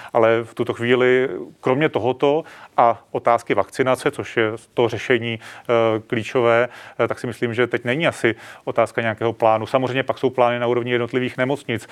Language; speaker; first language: Czech; native; Czech